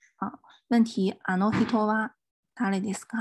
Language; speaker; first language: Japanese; non-native, fluent; Chinese